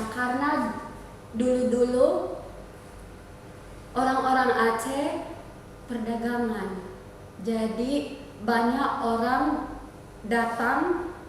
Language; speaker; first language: Indonesian; non-native, learner; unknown